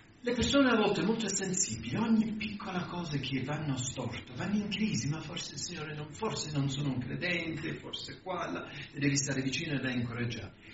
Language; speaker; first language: Italian; non-native, fluent; English